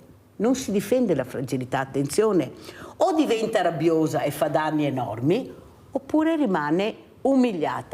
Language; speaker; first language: Italian; native; Italian